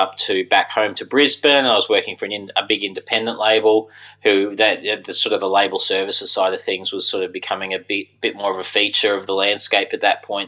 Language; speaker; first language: English; native; English